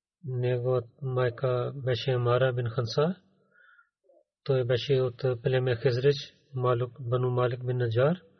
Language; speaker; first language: Bulgarian; non-native, learner; Urdu